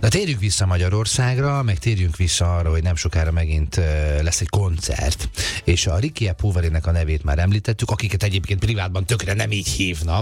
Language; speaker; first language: Hungarian; native; Hungarian